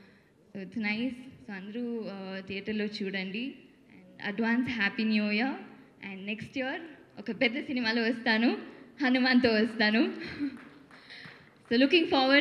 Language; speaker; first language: Telugu; non-native, learner; Tamil